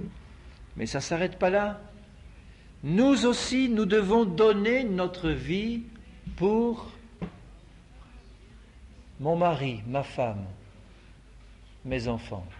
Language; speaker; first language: French; native; French